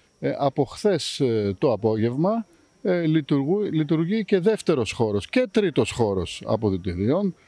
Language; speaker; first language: Greek; native; Greek